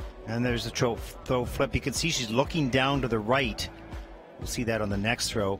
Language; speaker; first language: English; native; English